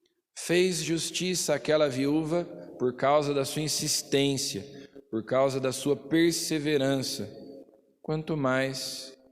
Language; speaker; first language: Portuguese; native; Portuguese